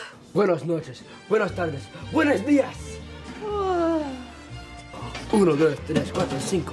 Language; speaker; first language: Spanish; non-native, learner; English